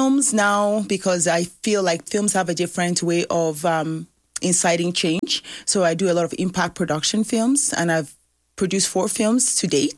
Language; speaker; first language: English; early bilingual, other home language; Yoruba